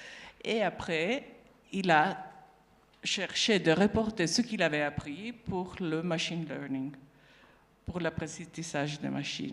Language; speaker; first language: French; non-native, fluent; Italian